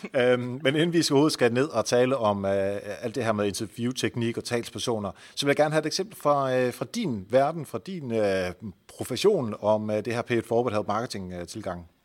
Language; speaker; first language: Danish; non-native, fluent; Dutch